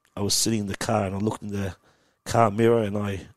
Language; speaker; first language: English; early bilingual, other home language; Persian